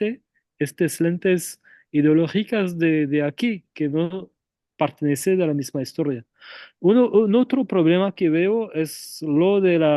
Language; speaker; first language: Spanish; non-native, fluent; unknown